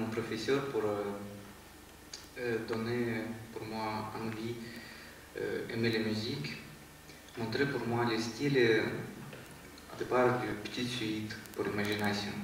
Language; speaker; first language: French; non-native, learner; Russian